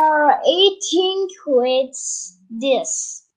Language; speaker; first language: English; non-native, learner; Turkish